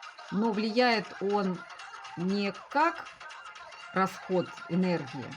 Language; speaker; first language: Russian; native; Russian